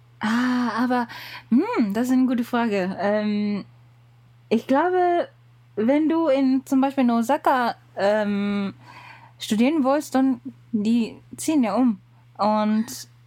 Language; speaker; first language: German; non-native, learner; Japanese